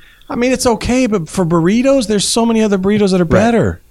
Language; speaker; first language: English; native; English